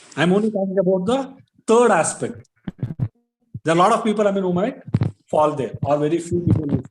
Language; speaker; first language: English; non-native, local second language; Kannada